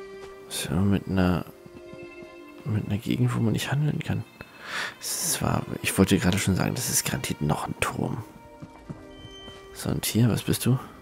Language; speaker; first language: German; native; German